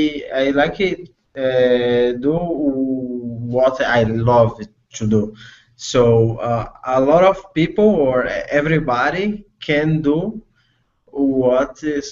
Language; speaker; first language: English; non-native, learner; Portuguese